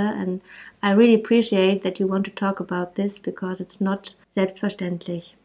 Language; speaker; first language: English; non-native, fluent; German